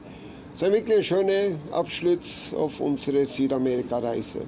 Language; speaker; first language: German; non-native, fluent; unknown